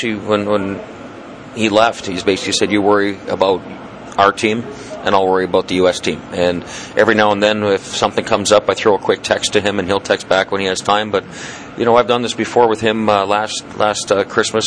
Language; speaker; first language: English; native; English